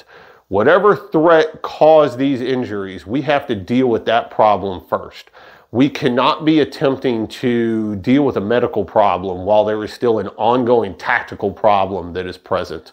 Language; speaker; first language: English; native; English